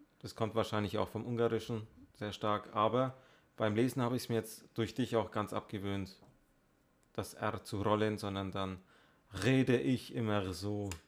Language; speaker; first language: German; native; German